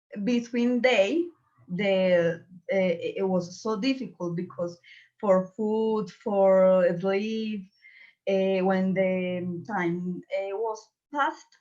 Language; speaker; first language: English; non-native, learner; Spanish